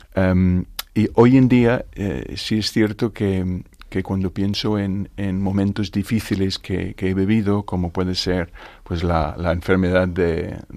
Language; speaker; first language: Spanish; non-native, fluent; English